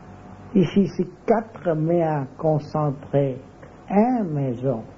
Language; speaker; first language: French; non-native, learner; Vietnamese